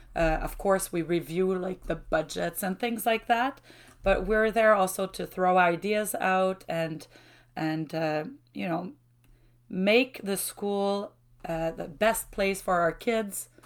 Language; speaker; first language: English; non-native, fluent; French